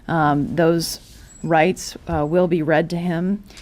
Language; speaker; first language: English; native; English